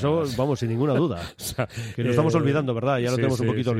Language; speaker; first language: Spanish; native; Spanish